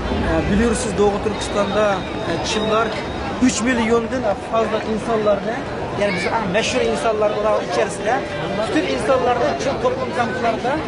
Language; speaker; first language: Turkish; non-native, learner; Uyghur